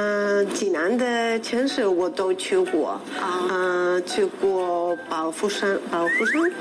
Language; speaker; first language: Chinese; non-native, learner; Spanish